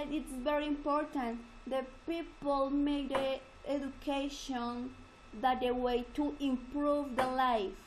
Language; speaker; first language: English; non-native, learner; Spanish